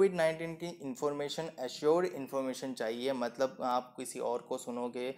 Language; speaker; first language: Hindi; non-native, local second language; Gujarati